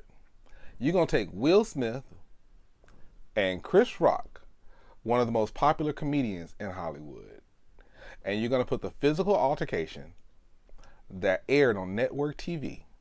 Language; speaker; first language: English; native; English